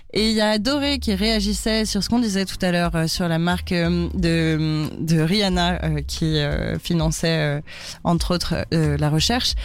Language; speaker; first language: French; native; French